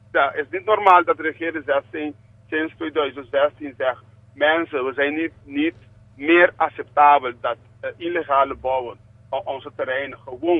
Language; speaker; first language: Dutch; non-native, local second language; Papiamento